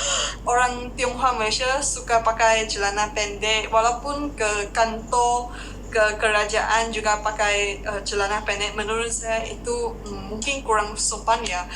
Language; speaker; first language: Indonesian; non-native, fluent; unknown